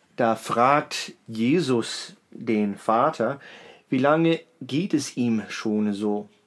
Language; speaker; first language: German; native; German